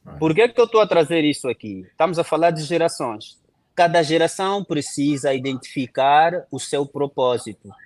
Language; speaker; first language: Portuguese; non-native, local second language; Kongo